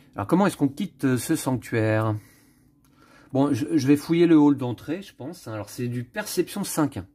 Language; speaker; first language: French; native; French